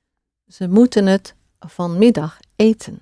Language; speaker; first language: Dutch; non-native, fluent; English